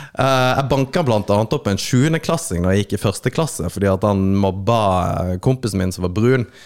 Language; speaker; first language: Norwegian; native; Norwegian